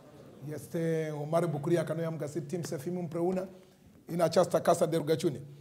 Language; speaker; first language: Romanian; non-native, learner; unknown